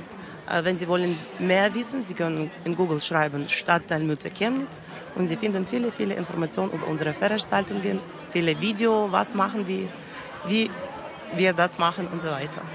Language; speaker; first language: German; non-native, learner; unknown